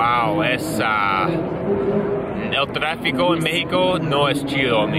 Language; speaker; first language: Spanish; non-native, learner; English